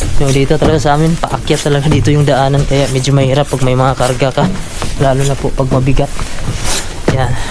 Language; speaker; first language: Filipino; native; Filipino